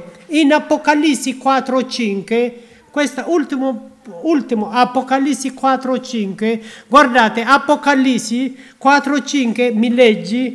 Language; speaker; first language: Italian; non-native, learner; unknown